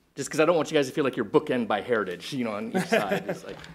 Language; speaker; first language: English; native; English